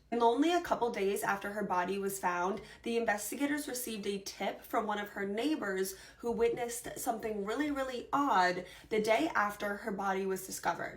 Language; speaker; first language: English; native; English